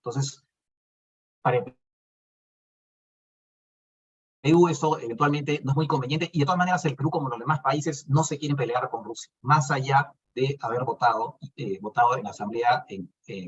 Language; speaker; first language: Spanish; native; Spanish